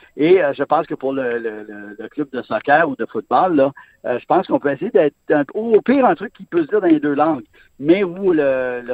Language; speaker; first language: French; native; French